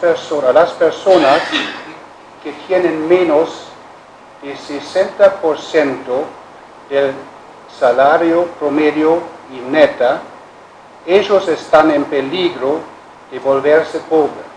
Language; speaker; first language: Spanish; non-native, learner; German